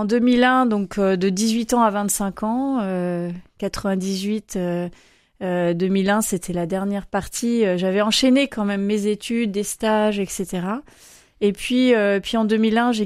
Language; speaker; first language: French; native; French